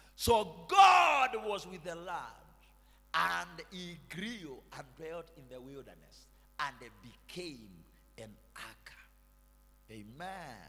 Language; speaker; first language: English; non-native, local second language; Swahili